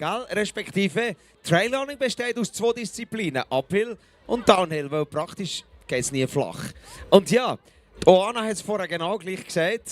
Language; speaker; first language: German; native; German